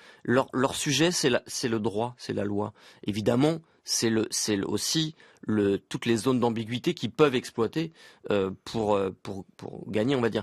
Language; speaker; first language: French; native; French